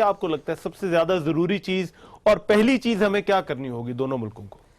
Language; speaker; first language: Urdu; native; Urdu